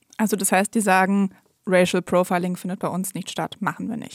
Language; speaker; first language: German; native; German